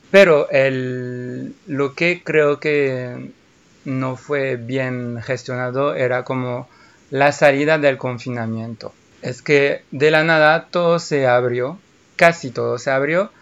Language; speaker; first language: Spanish; non-native, fluent; French